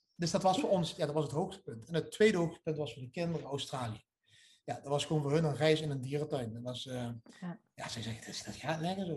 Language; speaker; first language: Dutch; native; Dutch